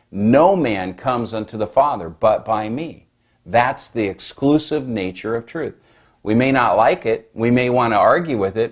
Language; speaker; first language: English; native; English